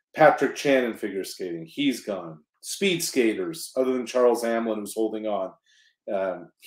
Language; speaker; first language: English; native; English